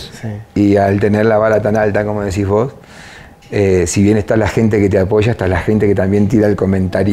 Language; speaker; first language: Spanish; native; Spanish